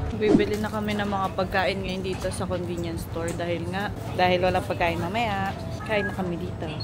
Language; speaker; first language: Filipino; native; Filipino